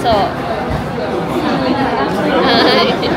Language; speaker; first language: Japanese; non-native, learner; Filipino